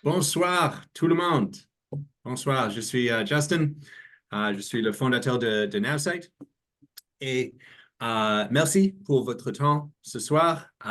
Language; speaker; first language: French; non-native, learner; English